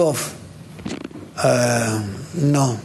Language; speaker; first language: Hebrew; non-native, fluent; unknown